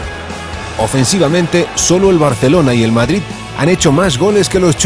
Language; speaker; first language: Spanish; native; Spanish